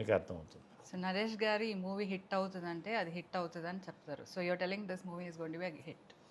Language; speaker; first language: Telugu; non-native, fluent; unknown